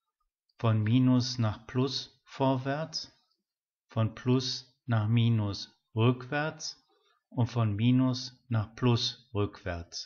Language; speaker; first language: German; native; German